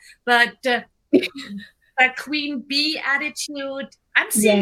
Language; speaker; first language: English; non-native, fluent; German